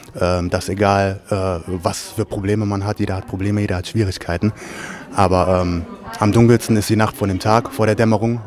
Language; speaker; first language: German; native; German